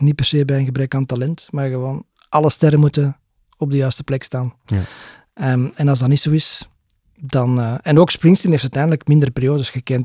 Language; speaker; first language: Dutch; native; Dutch